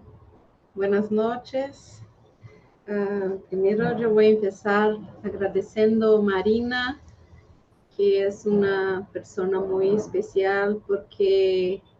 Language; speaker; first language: Spanish; non-native, fluent; Portuguese